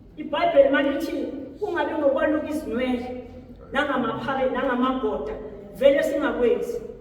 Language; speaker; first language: Zulu; native; Zulu